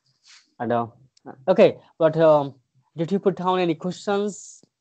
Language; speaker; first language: English; non-native, fluent; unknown